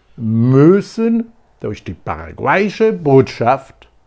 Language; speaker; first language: German; non-native, fluent; Polish